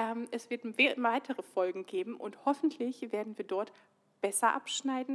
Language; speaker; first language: German; native; German